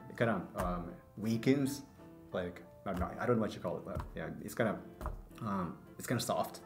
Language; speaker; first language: English; non-native, fluent; Japanese